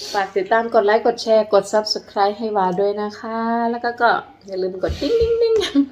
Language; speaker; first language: Thai; native; Thai